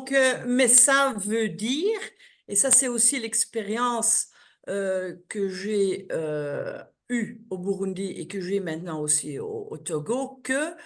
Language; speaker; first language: French; non-native, local second language; Dutch